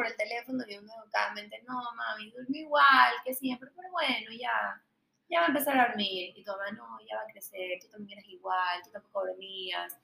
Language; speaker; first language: Spanish; native; Spanish